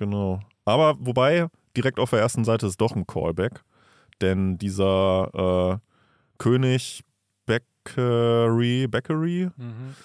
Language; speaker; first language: German; native; German